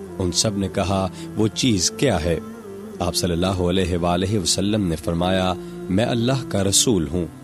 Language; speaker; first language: Urdu; non-native, local second language; Punjabi